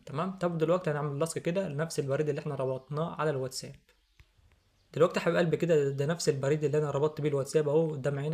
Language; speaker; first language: Arabic; native; Arabic